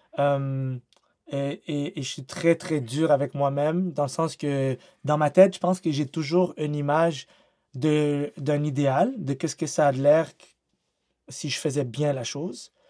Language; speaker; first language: French; native; French